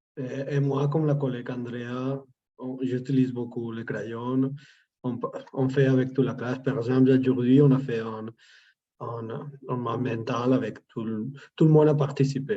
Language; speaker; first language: French; non-native, fluent; Catalan